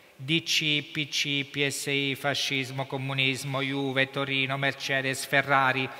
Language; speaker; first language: Italian; native; Italian